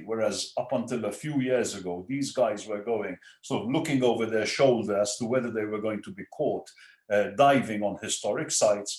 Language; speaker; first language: English; non-native, local second language; Maltese